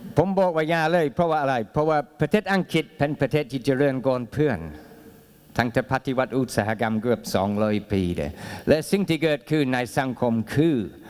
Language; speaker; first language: Thai; non-native, fluent; English